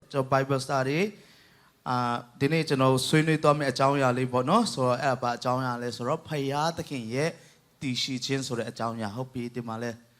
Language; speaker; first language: Burmese; non-native, local second language; Tedim Chin